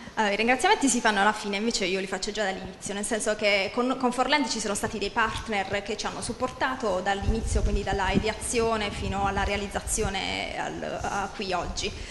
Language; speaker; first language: Italian; native; Italian